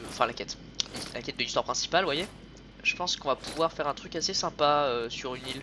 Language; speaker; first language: French; native; French